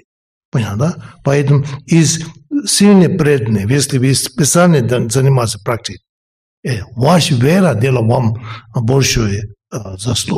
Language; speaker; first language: Russian; non-native, learner; Tibetan